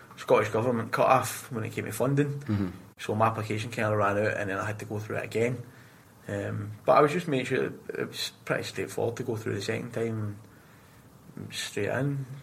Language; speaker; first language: English; native; English